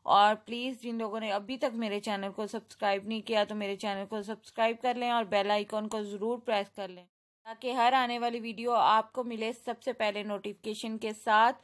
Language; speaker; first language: Urdu; native; Urdu